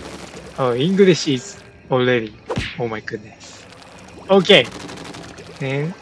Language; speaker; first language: English; non-native, learner; Japanese